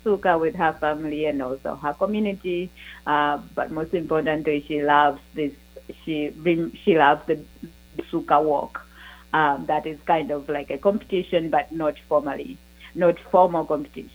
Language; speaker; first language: English; non-native, local second language; Ganda